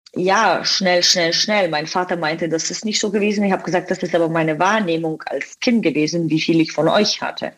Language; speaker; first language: German; non-native, fluent; Bulgarian